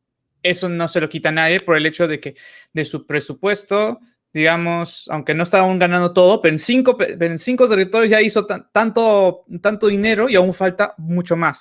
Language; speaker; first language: Spanish; native; Spanish